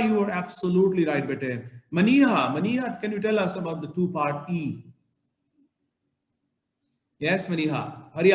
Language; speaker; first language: English; non-native, local second language; Urdu